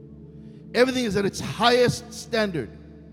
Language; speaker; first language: English; non-native, fluent; Hebrew